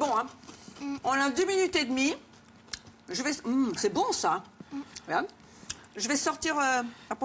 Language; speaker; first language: French; native; French